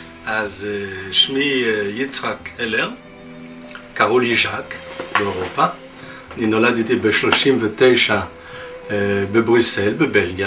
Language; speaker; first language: Hebrew; non-native, fluent; French